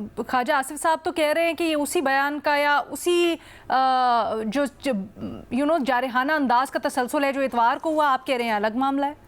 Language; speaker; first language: Urdu; native; Urdu